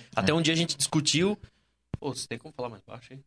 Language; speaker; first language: Portuguese; native; Portuguese